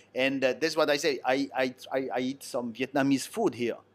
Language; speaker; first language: English; non-native, learner; Italian